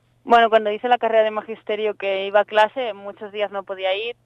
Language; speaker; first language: Spanish; native; Spanish